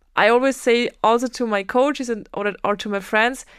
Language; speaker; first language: English; non-native, fluent; German